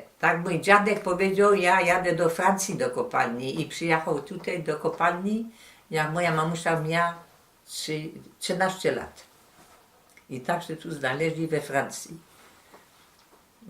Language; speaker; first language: Polish; early bilingual, heritage; Polish